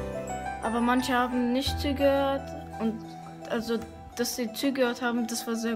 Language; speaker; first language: German; non-native, learner; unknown